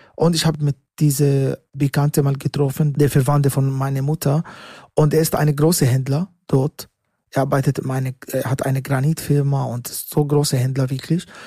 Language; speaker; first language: German; non-native, learner; Arabic